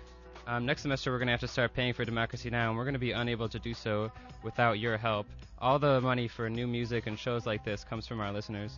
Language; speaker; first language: English; native; English